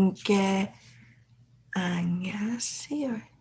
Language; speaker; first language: Igbo; non-native, learner; English